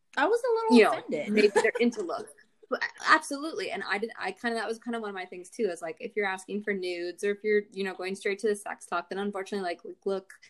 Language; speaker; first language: English; native; English